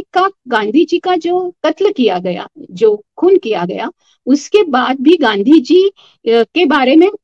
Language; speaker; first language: Hindi; non-native, local second language; Marathi